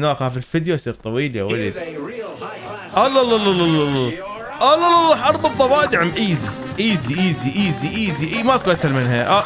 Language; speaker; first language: Arabic; native; Arabic